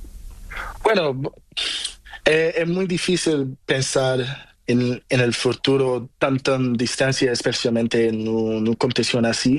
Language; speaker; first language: Spanish; non-native, learner; Portuguese